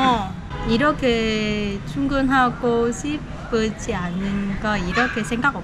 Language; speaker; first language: Korean; non-native, learner; Vietnamese